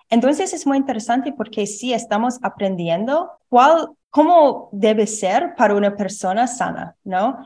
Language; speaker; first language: Spanish; non-native, learner; English